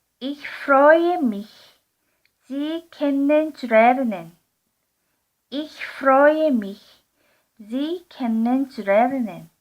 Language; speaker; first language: German; non-native, learner; Korean